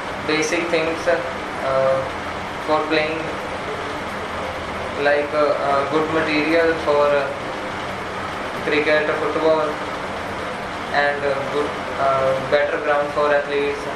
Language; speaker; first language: English; non-native, learner; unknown